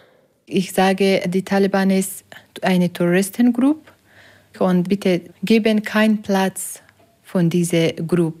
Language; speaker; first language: German; non-native, learner; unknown